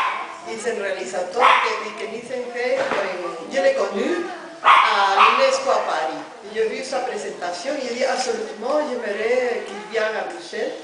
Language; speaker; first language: French; non-native, fluent; Spanish